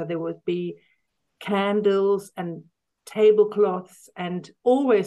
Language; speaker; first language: English; native; English